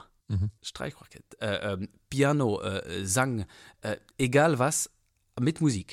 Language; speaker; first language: German; non-native, fluent; French